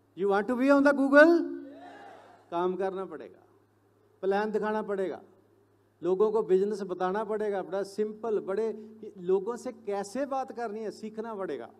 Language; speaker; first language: Hindi; non-native, local second language; Punjabi